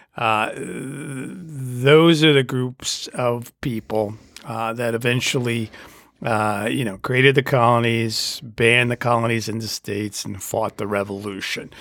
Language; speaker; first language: English; native; English